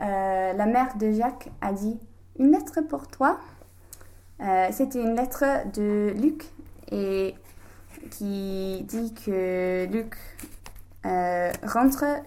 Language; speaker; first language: French; non-native, learner; English